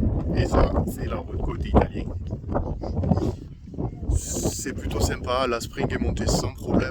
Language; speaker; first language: French; native; French